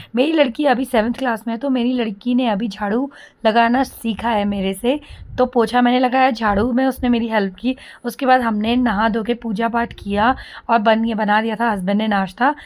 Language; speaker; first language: Hindi; native; Hindi